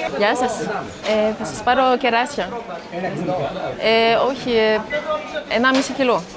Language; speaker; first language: Greek; early bilingual, heritage; French